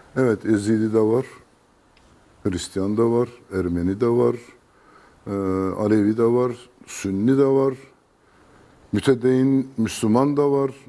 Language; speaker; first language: Turkish; non-native, local second language; Kurdish